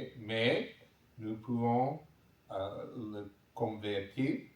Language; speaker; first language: French; non-native, learner; English